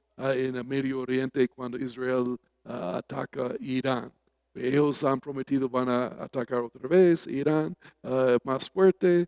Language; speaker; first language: Spanish; non-native, fluent; English